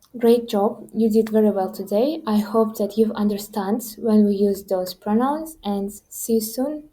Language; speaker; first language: English; non-native, fluent; Kazakh